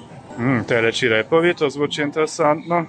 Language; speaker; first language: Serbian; non-native, fluent; German